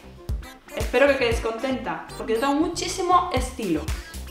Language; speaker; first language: Spanish; native; Spanish